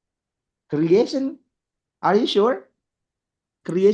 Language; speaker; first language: English; non-native, fluent; Indonesian